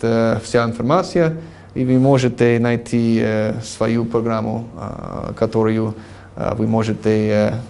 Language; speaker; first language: Russian; non-native, fluent; English